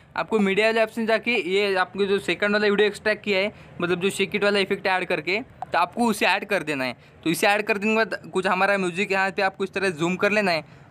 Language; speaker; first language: Hindi; non-native, local second language; Marathi